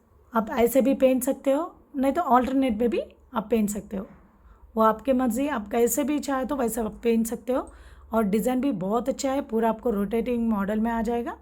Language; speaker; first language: Hindi; non-native, local second language; Telugu